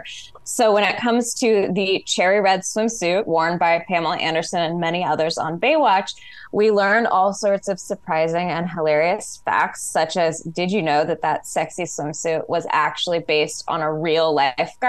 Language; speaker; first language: English; native; English